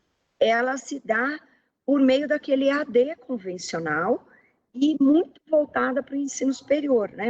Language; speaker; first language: Portuguese; native; Portuguese